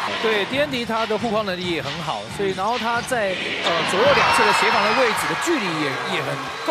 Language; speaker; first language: Chinese; native; Chinese